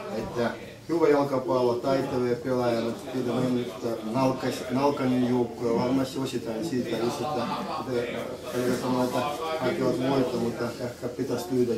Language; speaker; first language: Finnish; non-native, learner; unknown